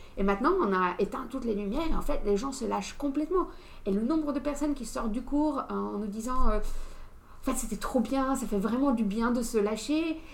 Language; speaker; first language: French; non-native, fluent; English